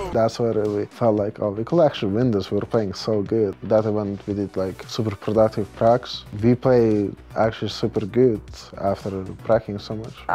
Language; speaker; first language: English; non-native, fluent; Russian